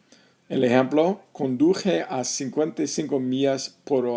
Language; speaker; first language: Spanish; non-native, fluent; English